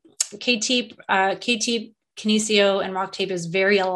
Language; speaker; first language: English; native; English